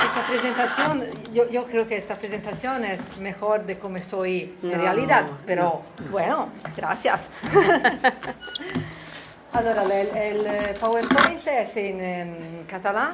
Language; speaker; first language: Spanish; non-native, learner; Italian